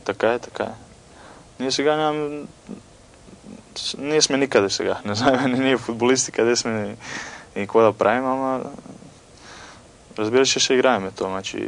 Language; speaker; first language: Bulgarian; non-native, fluent; Croatian